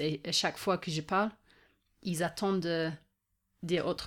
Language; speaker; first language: French; non-native, fluent; English